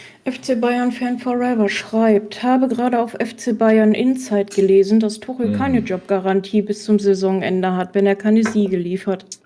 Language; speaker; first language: German; native; German